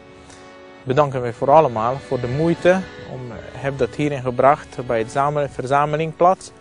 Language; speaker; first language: Dutch; non-native, fluent; Hungarian